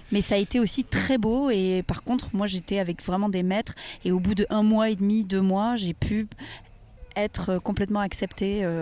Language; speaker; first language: French; native; French